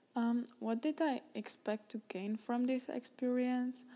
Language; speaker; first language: English; non-native, fluent; Czech